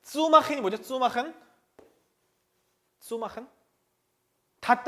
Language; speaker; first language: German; non-native, fluent; Korean